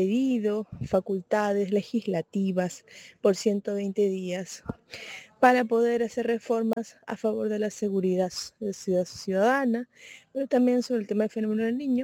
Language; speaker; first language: Spanish; native; Spanish